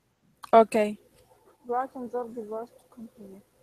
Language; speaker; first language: English; non-native, learner; Spanish